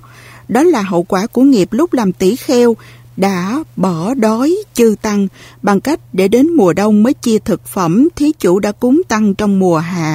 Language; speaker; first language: Vietnamese; native; Vietnamese